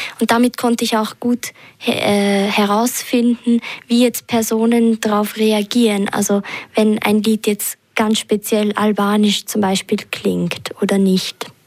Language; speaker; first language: German; early bilingual, other home language; Albanian